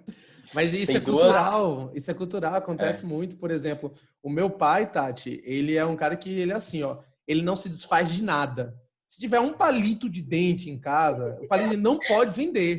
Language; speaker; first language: Portuguese; native; Portuguese